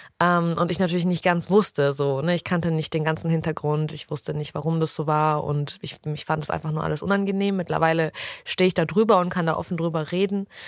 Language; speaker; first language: German; early bilingual, other home language; Russian